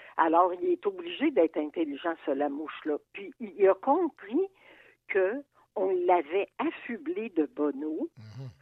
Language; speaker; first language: French; native; French